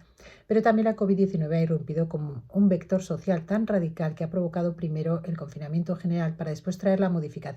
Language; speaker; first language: Spanish; native; Spanish